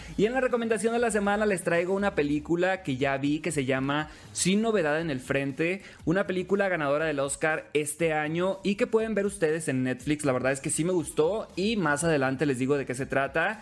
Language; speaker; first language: Spanish; native; Spanish